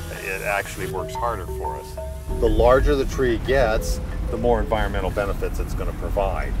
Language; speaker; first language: English; native; English